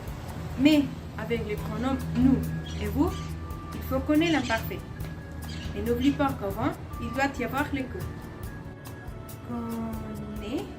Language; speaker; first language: French; non-native, learner; Spanish